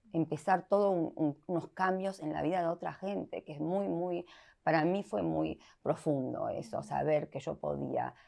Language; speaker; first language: Spanish; early bilingual, heritage; Spanish